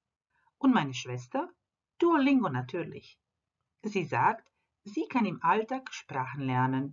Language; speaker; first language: German; non-native, fluent; Croatian